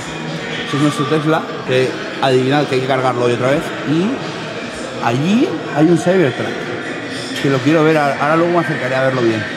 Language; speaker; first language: Spanish; native; Spanish